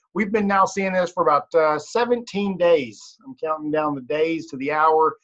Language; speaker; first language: English; native; English